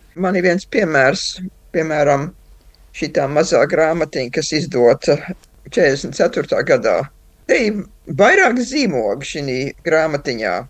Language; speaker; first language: Latvian; early bilingual, heritage; Latvian